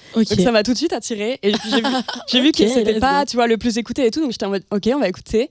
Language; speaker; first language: French; native; French